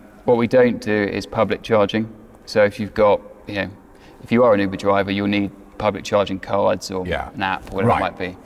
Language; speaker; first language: English; native; English